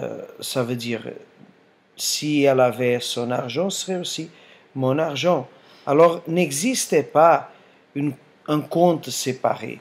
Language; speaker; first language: French; non-native, fluent; Portuguese